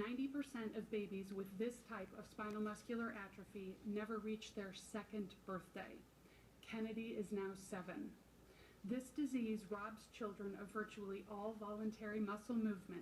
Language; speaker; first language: English; native; English